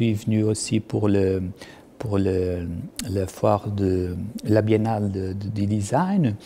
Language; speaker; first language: French; non-native, fluent; Portuguese